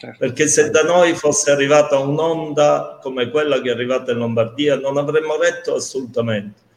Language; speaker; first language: Italian; native; Italian